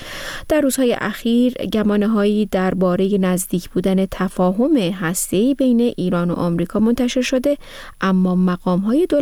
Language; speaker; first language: Persian; native; Persian